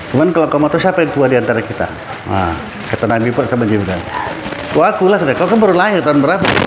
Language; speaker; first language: Indonesian; non-native, local second language; Minangkabau